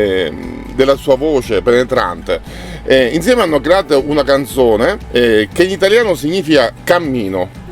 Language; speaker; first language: Italian; native; Italian